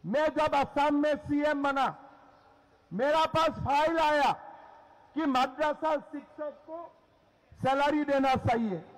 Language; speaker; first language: Hindi; non-native, local second language; Assamese